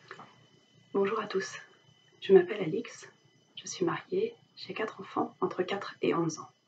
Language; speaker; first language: French; native; French